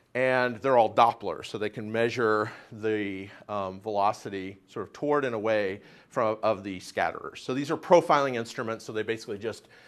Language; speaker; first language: English; native; English